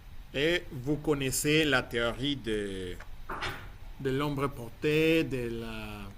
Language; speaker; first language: French; non-native, fluent; Spanish